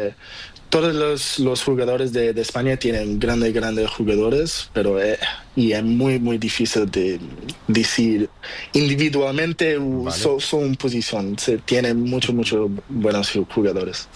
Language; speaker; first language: Spanish; non-native, learner; Portuguese